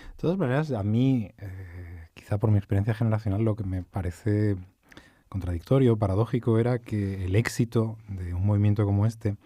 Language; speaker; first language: Spanish; native; Spanish